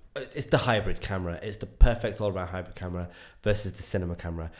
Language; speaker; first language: English; native; English